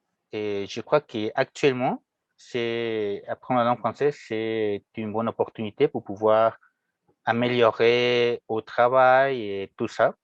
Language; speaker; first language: French; non-native, fluent; Spanish